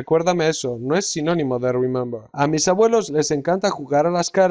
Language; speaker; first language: Spanish; native; Spanish